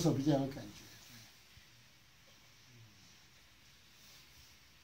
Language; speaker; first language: Chinese; native; Chinese